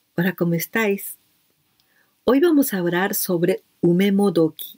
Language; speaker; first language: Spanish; non-native, fluent; Japanese